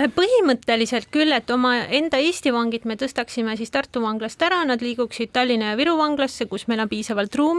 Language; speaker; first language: Estonian; native; Estonian